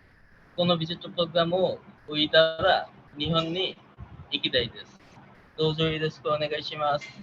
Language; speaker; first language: Japanese; non-native, learner; Bangla